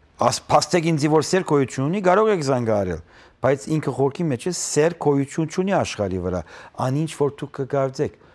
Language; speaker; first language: Armenian; native; Armenian